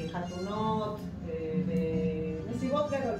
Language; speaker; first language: Hebrew; non-native, learner; Spanish